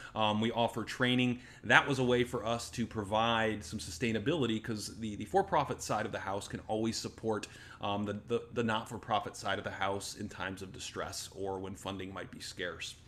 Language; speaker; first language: English; native; English